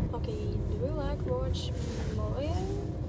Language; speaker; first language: English; non-native, learner; Russian